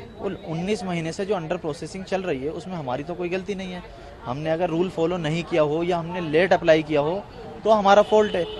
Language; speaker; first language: Hindi; native; Hindi